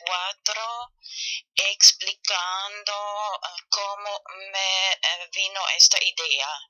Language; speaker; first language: Spanish; non-native, fluent; German